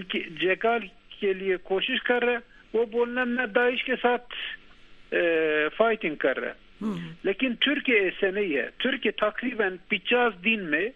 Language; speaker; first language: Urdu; non-native, learner; Turkish